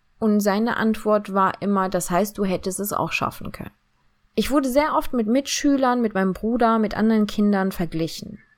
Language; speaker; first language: German; early bilingual, other home language; Turkish